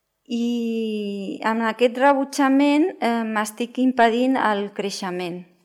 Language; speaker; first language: Catalan; non-native, local second language; Spanish